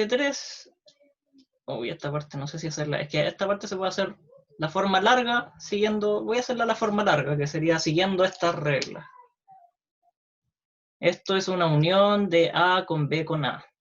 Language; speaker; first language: Spanish; native; Spanish